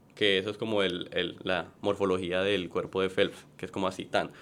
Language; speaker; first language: Spanish; native; Spanish